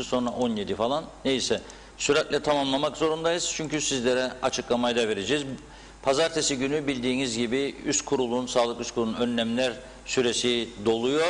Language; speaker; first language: Turkish; native; Turkish